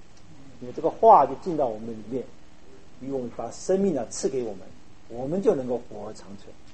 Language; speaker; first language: Chinese; native; Chinese